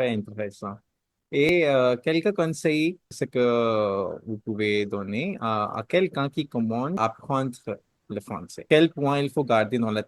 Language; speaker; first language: French; non-native, fluent; Hindi